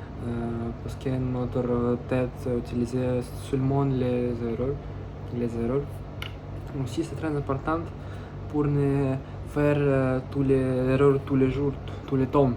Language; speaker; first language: French; non-native, learner; Russian